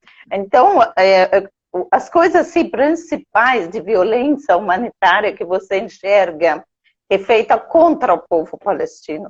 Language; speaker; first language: Portuguese; non-native, fluent; Arabic